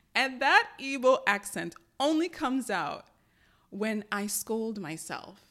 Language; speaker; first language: English; early bilingual, other home language; Yoruba